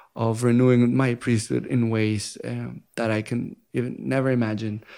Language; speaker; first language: English; non-native, fluent; Spanish